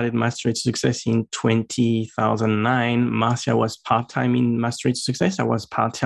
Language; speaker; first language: English; non-native, fluent; French